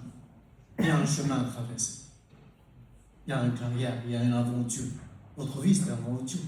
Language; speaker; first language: French; non-native, local second language; Arabic